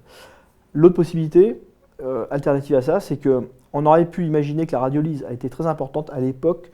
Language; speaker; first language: French; native; French